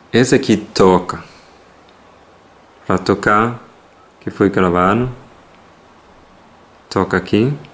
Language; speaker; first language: Portuguese; non-native, fluent; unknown